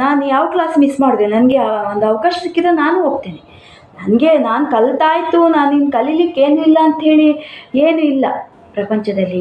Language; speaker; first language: Kannada; non-native, local second language; Konkani